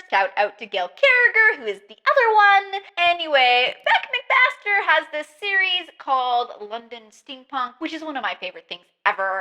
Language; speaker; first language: English; native; English